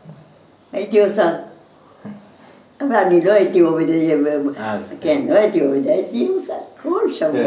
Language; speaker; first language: Hebrew; non-native, learner; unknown